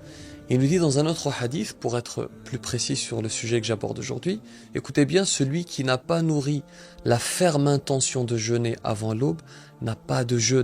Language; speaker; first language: French; native; French